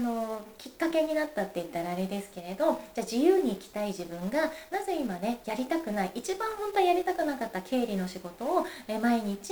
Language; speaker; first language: Japanese; native; Japanese